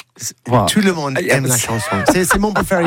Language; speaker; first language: French; non-native, learner; English